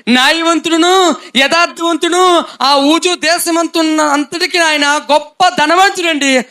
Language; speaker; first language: Telugu; non-native, local second language; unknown